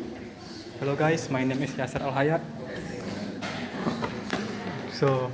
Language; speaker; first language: English; non-native, learner; Indonesian